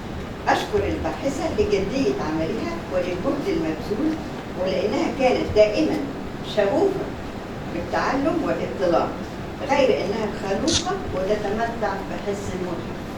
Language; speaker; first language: Arabic; native; Arabic